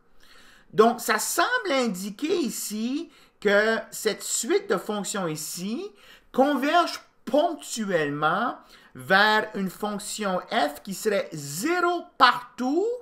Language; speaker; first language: French; native; French